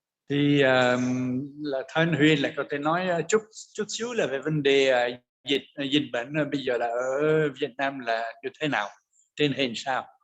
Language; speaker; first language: Vietnamese; non-native, fluent; French